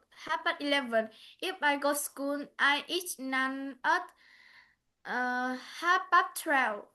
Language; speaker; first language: English; non-native, learner; Vietnamese